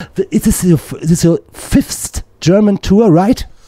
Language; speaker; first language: English; non-native, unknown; German